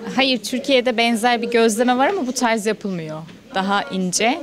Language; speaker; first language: Turkish; native; Turkish